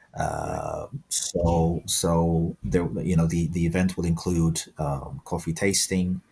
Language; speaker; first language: English; non-native, fluent; Amharic